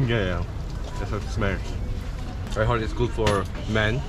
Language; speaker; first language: English; non-native, learner; Korean